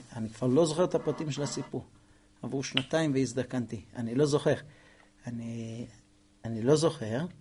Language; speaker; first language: Hebrew; non-native, fluent; English